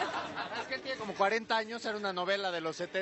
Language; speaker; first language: Spanish; native; Spanish